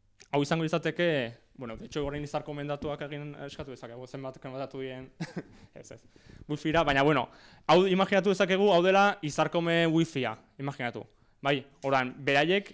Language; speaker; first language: Basque; native; Basque